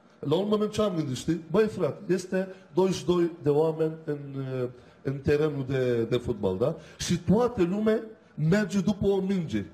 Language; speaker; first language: Romanian; non-native, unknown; Turkish